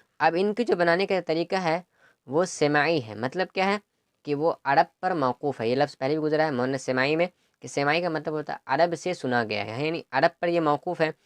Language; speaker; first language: Urdu; native; Urdu